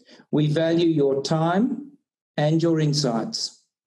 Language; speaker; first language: English; native; English